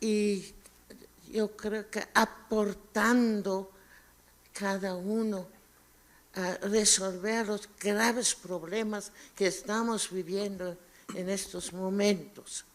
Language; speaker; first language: Spanish; non-native, fluent; German